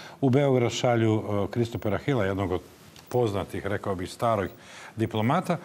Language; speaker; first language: Croatian; native; Croatian